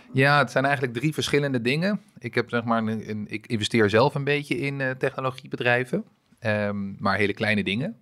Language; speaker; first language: Dutch; early bilingual, other home language; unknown